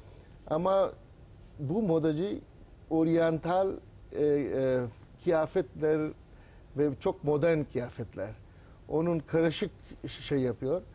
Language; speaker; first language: Turkish; non-native, learner; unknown